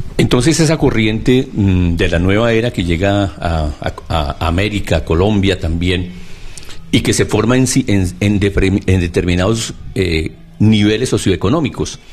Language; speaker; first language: Spanish; native; Spanish